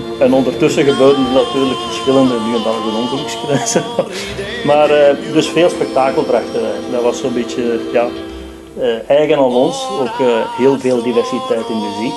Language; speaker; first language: Dutch; early bilingual, other home language; Italian